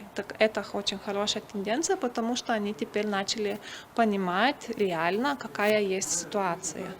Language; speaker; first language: Russian; non-native, fluent; Lithuanian